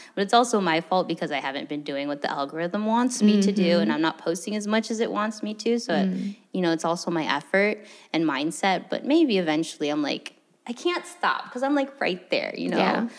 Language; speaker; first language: English; early bilingual, other home language; Filipino